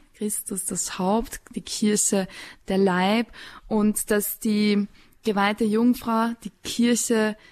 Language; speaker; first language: German; native; German